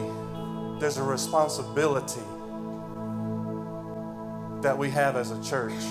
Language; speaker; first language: English; native; English